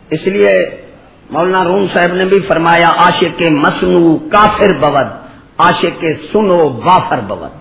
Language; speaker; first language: Urdu; non-native, local second language; Punjabi